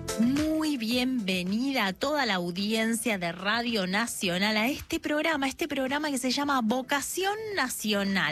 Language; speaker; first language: Spanish; native; Spanish